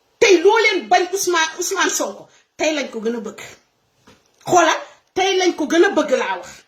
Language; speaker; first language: Wolof; non-native, local second language; Serer